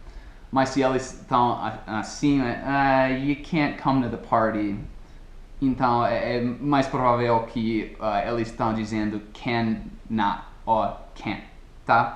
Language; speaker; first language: Portuguese; non-native, fluent; English